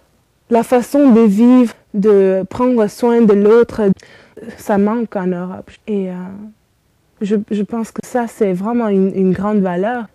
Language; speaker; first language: French; early bilingual, heritage; Romanian